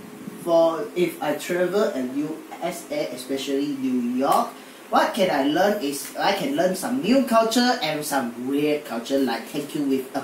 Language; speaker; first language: English; non-native, local second language; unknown